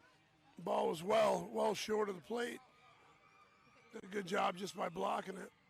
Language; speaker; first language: English; native; English